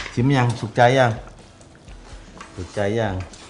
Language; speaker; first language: Thai; native; Thai